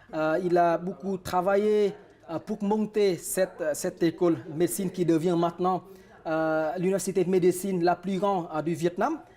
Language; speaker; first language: French; non-native, fluent; Vietnamese